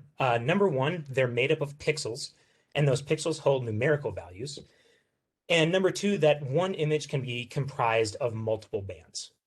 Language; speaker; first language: English; native; English